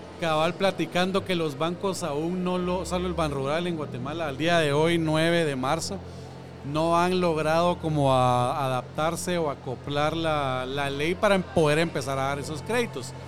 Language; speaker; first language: Spanish; native; Spanish